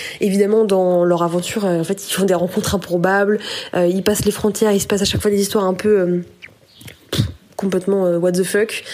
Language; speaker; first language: French; native; French